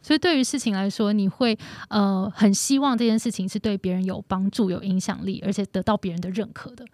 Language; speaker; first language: Chinese; native; Chinese